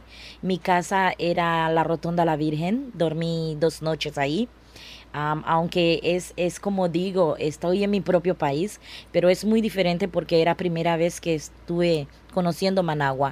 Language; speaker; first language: Spanish; non-native, local second language; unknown